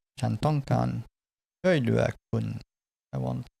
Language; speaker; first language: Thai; non-native, learner; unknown